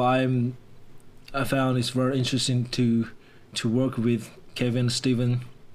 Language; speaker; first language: English; non-native, fluent; Chinese